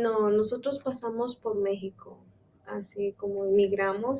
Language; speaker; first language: Spanish; non-native, local second language; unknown